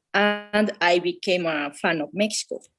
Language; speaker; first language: English; non-native, fluent; Japanese